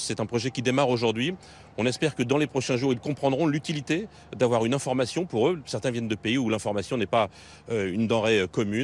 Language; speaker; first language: French; native; French